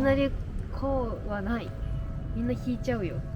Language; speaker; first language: Japanese; native; Japanese